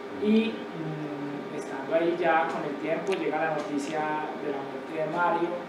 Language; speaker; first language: Spanish; native; Spanish